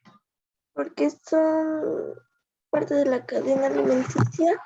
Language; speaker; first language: Spanish; native; Spanish